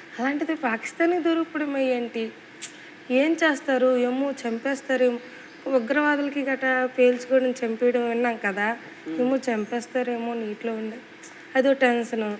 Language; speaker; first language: Telugu; native; Telugu